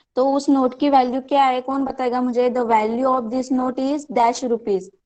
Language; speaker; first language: Hindi; non-native, local second language; Marathi